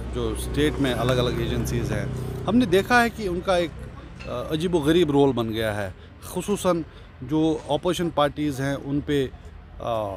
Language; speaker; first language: Urdu; non-native, local second language; Kashmiri